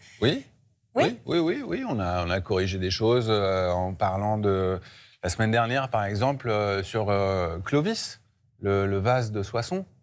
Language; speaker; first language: French; early bilingual, other home language; Hebrew